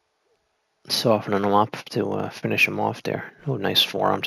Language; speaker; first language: English; native; English